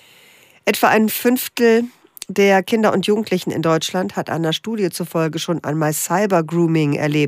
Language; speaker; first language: German; native; German